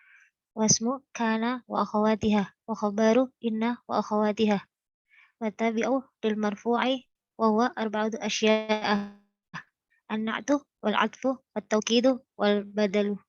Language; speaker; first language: Arabic; non-native, learner; Indonesian